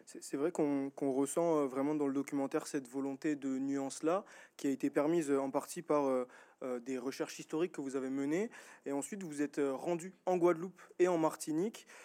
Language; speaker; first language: French; native; French